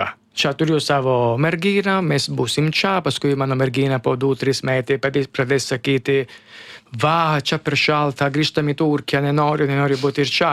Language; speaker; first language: Lithuanian; non-native, learner; Italian